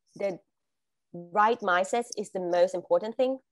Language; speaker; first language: English; non-native, fluent; Thai